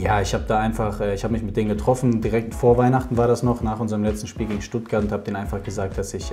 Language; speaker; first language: German; native; German